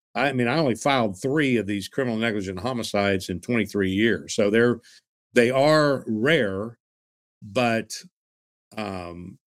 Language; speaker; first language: English; native; English